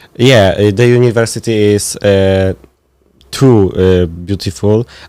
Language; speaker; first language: English; non-native, learner; Polish